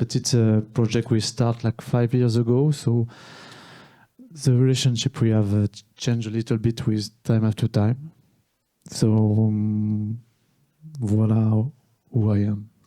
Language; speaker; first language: English; non-native, learner; French